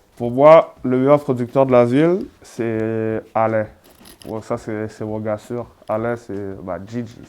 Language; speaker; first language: French; native; French